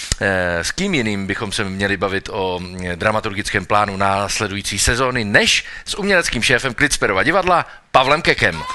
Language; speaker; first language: Czech; native; Czech